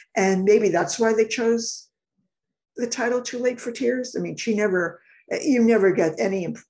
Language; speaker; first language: English; native; English